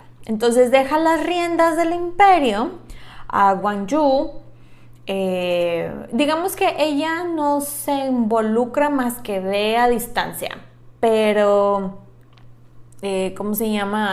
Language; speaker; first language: Spanish; native; Spanish